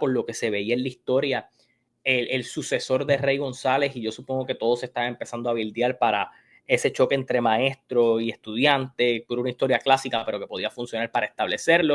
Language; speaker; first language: Spanish; native; Spanish